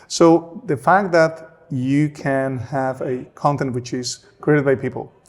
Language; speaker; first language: English; non-native, fluent; Spanish